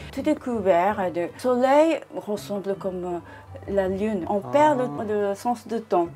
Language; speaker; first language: French; non-native, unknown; Japanese